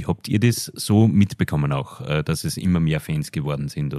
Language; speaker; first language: German; native; German